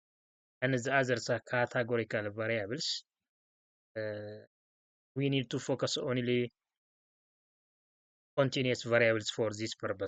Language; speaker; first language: English; non-native, local second language; Oromo